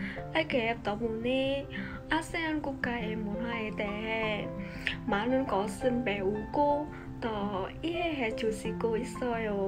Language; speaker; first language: Korean; non-native, learner; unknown